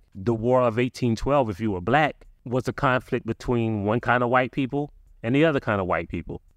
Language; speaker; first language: English; native; English